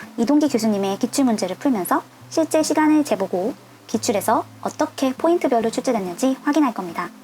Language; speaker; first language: Korean; native; Korean